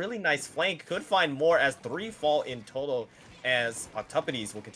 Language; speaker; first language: English; native; English